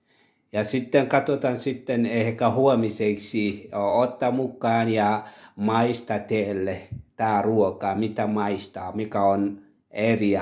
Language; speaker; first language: Finnish; non-native, learner; Tigrinya